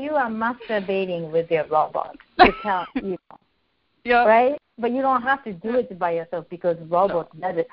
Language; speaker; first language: English; non-native, fluent; Japanese